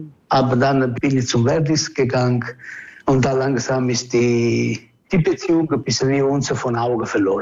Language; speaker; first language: German; non-native, fluent; Italian